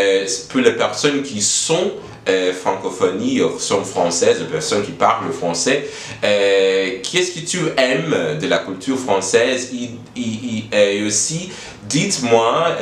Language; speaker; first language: French; non-native, learner; English